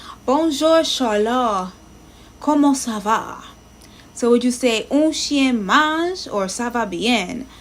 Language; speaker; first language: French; non-native, learner; English